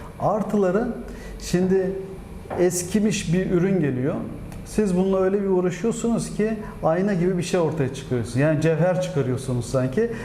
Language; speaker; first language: Turkish; early bilingual, heritage; Turkish